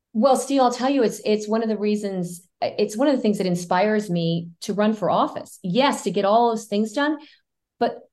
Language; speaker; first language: English; early bilingual, other home language; Spanish